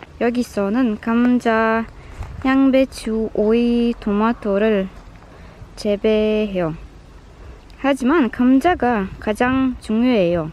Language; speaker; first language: Korean; non-native, fluent; Russian